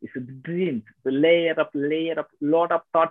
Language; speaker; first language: English; non-native, local second language; Tamil